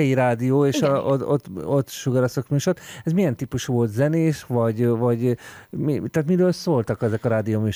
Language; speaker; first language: Hungarian; native; Hungarian